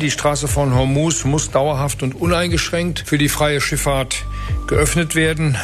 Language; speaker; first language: German; native; German